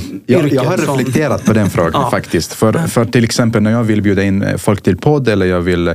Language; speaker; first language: Swedish; non-native, fluent; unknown